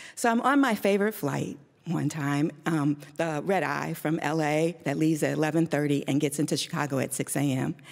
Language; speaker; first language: English; native; English